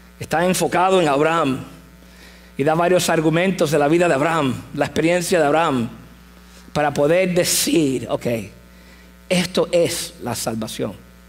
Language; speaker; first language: Spanish; early bilingual, heritage; English